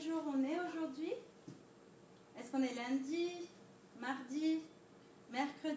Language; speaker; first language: French; non-native, fluent; Dutch